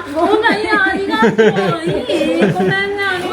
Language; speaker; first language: Japanese; native; Japanese